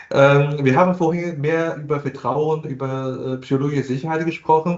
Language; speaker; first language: German; non-native, fluent; Chinese